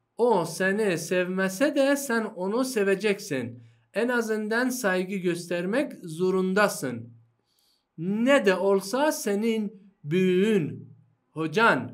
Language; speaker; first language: Turkish; non-native, fluent; Persian